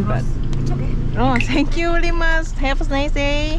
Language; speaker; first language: English; non-native, learner; Thai